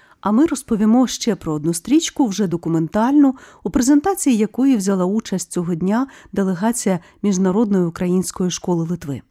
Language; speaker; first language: Ukrainian; native; Ukrainian